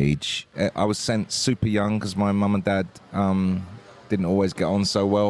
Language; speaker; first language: English; native; English